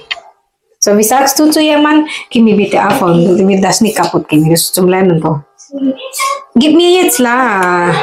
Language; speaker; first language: German; non-native, learner; Indonesian